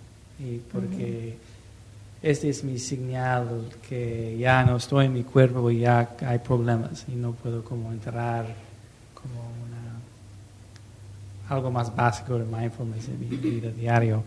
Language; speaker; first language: Spanish; non-native, learner; English